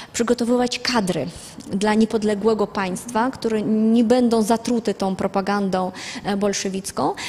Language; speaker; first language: Polish; non-native, fluent; Azerbaijani